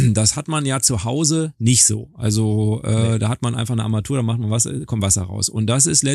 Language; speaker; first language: German; native; German